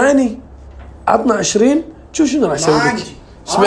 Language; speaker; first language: Arabic; native; Arabic